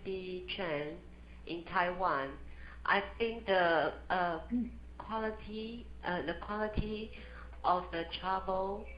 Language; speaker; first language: English; non-native, learner; Chinese